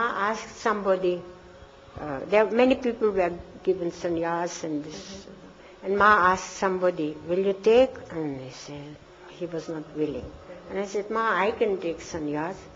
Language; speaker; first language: English; non-native, fluent; German